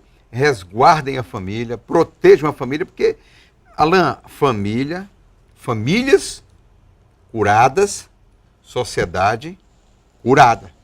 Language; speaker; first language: Portuguese; native; Portuguese